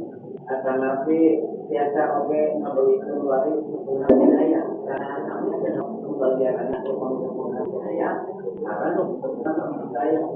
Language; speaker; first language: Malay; non-native, local second language; Sundanese